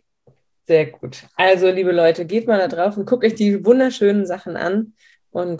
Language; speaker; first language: German; native; German